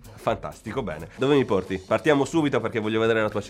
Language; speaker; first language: Italian; native; Italian